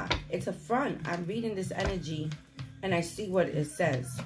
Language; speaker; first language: English; native; English